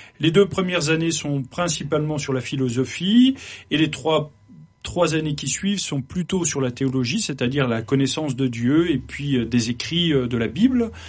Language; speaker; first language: French; native; French